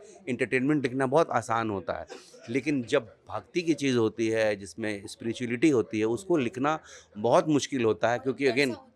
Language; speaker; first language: Hindi; native; Hindi